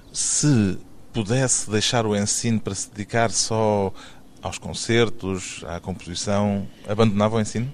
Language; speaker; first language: Portuguese; native; Portuguese